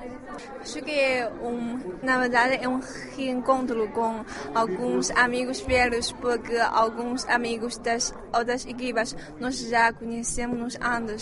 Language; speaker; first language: Portuguese; non-native, fluent; Chinese